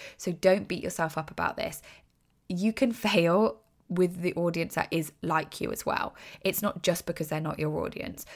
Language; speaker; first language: English; native; English